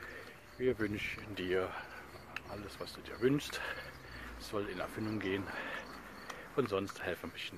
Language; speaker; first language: German; non-native, local second language; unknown